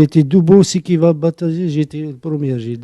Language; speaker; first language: French; non-native, local second language; Arabic